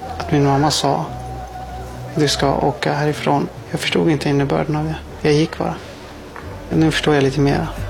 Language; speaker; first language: Swedish; non-native, fluent; Persian